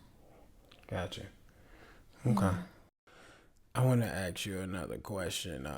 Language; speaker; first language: English; native; English